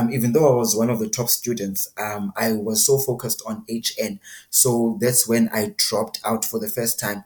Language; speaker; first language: English; non-native, local second language; Xhosa